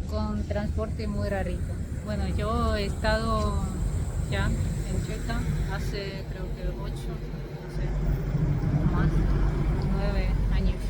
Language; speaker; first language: Spanish; non-native, fluent; Russian